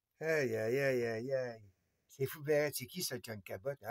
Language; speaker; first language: French; native; French